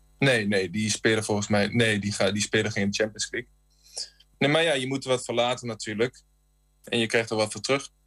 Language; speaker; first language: Dutch; native; Dutch